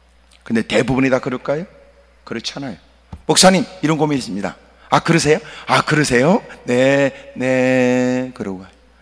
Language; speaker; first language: Korean; native; Korean